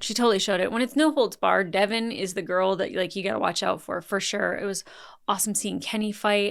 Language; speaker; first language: English; native; English